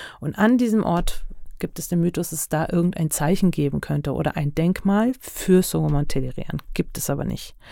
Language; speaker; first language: German; early bilingual, other home language; Turkish